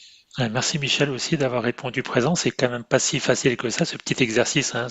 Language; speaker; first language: French; native; French